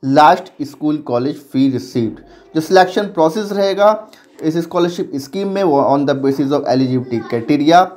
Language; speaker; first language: Hindi; native; Hindi